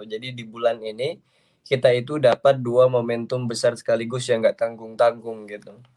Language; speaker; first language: Indonesian; native; Indonesian